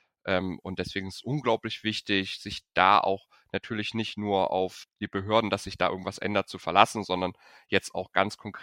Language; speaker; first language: German; native; German